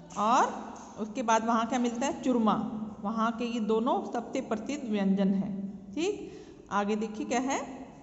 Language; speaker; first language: Hindi; native; Hindi